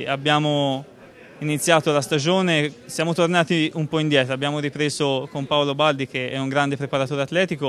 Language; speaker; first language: Italian; native; Italian